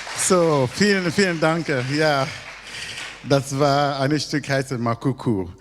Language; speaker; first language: German; non-native, learner; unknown